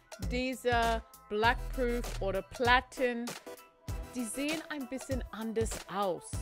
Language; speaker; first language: German; non-native, learner; English